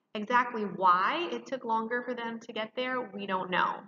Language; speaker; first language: English; native; English